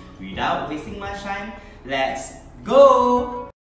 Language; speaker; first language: English; non-native, local second language; Chinese